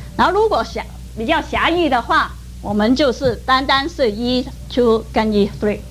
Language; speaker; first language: Chinese; non-native, local second language; Cantonese